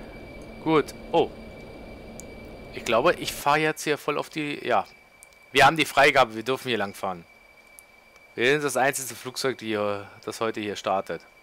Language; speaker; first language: German; native; German